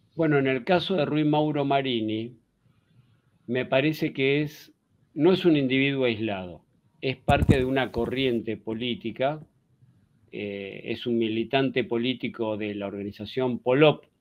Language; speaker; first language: Spanish; native; Spanish